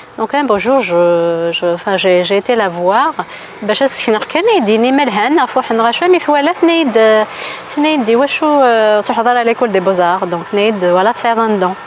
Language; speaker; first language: French; non-native, local second language; Kabyle